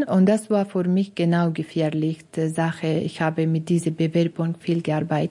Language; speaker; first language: German; non-native, learner; Persian